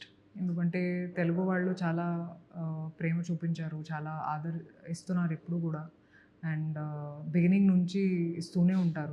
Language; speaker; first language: Telugu; non-native, fluent; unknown